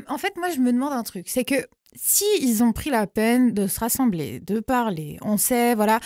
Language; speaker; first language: French; native; French